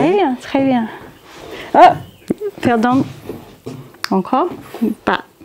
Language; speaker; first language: French; non-native, learner; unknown